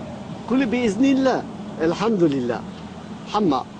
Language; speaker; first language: Arabic; non-native, learner; French